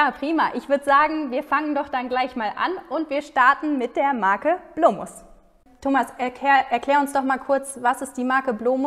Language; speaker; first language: German; native; German